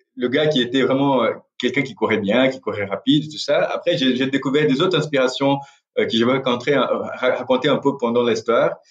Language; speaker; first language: French; non-native, fluent; Portuguese